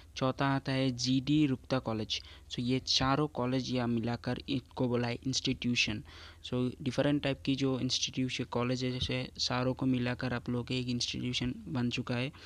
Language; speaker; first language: Hindi; non-native, local second language; Assamese